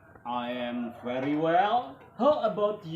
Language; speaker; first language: English; non-native, learner; Indonesian